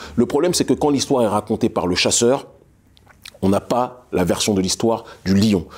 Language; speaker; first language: French; native; French